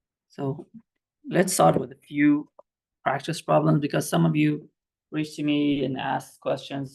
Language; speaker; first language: English; non-native, fluent; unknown